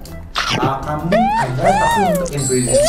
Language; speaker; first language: Indonesian; native; Indonesian